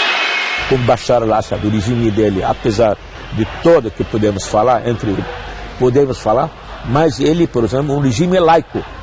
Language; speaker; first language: Portuguese; non-native, fluent; Arabic